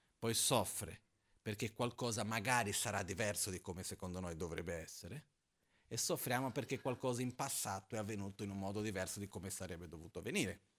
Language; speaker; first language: Italian; non-native, fluent; Portuguese